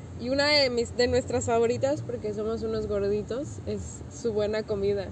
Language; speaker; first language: Spanish; native; Spanish